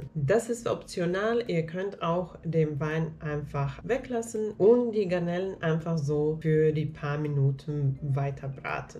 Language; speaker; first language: German; non-native, fluent; Finnish